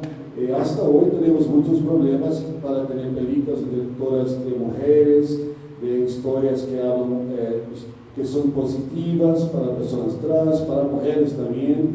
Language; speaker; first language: Spanish; non-native, learner; Portuguese